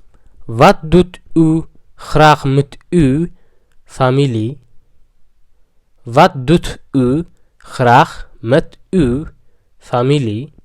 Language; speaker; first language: Dutch; non-native, fluent; Tigrinya